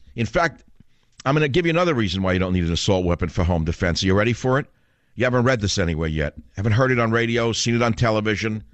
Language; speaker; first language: English; native; English